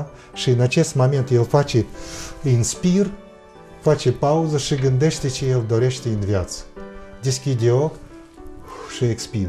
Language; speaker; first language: Romanian; non-native, fluent; Russian